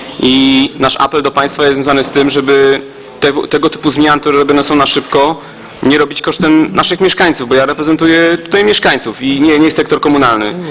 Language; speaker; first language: Polish; native; Polish